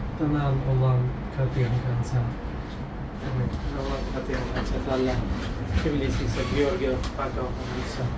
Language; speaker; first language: Finnish; non-native, fluent; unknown